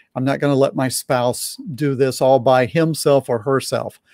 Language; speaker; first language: English; native; English